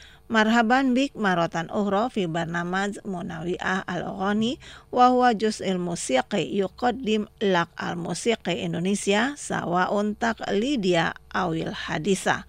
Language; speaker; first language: Arabic; non-native, fluent; Indonesian